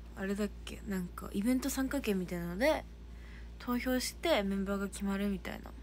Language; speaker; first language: Japanese; native; Japanese